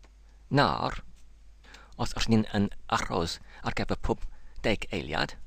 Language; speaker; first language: Welsh; non-native, learner; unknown